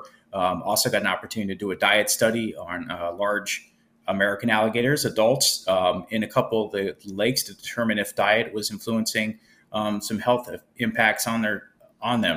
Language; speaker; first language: English; native; English